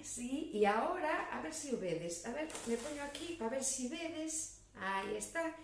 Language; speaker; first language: Spanish; non-native, local second language; Galician